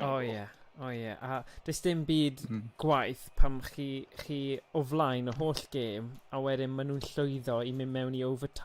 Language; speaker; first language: Welsh; non-native, local second language; English